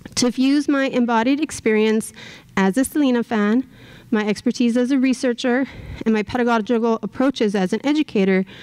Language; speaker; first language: English; native; English